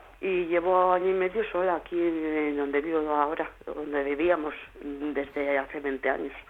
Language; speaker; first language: Spanish; native; Spanish